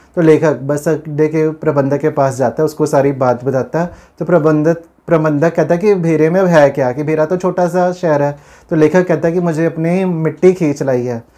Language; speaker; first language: Hindi; non-native, local second language; Punjabi